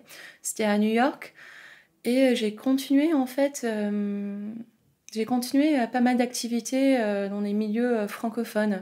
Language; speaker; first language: French; non-native, fluent; English